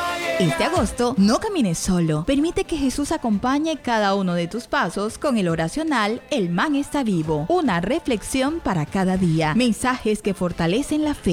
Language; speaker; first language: Spanish; native; Spanish